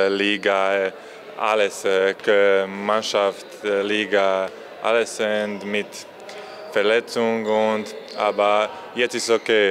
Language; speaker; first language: German; non-native, learner; Croatian